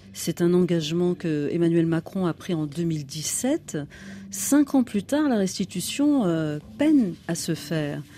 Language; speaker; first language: French; native; French